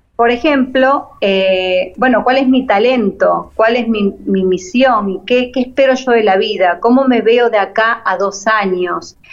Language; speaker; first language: Spanish; native; Spanish